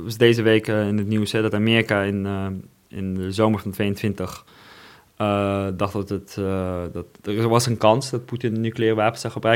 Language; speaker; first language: Dutch; non-native, fluent; Russian